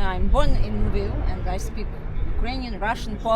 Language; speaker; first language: English; non-native, learner; Ukrainian